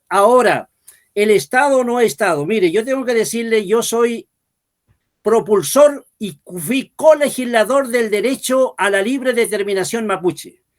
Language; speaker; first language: Spanish; non-native, local second language; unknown